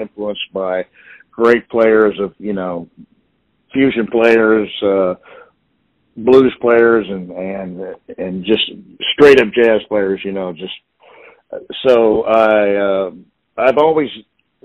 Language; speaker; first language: English; native; English